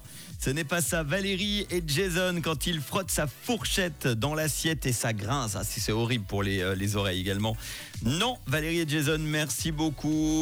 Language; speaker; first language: French; native; French